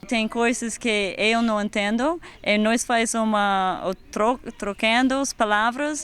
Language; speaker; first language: Portuguese; non-native, learner; English